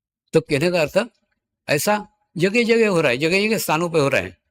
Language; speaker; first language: Hindi; native; Hindi